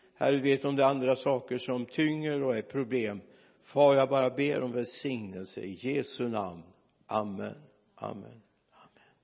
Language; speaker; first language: Swedish; native; Swedish